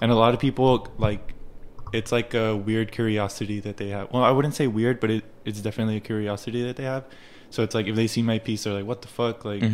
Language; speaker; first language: English; early bilingual, other home language; Spanish